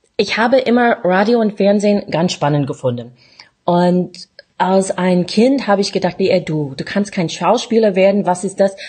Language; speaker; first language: German; non-native, fluent; English